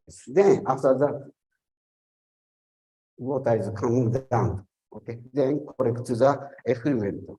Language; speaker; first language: English; non-native, learner; Japanese